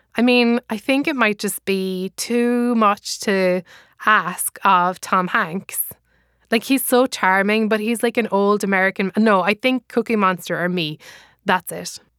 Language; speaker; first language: English; native; English